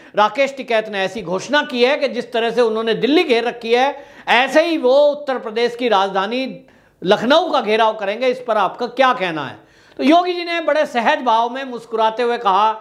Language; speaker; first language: Hindi; native; Hindi